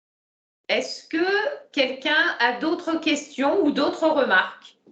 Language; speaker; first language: French; native; French